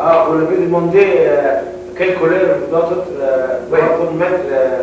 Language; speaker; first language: French; non-native, local second language; Arabic